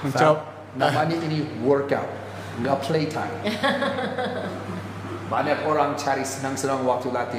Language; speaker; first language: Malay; non-native, fluent; English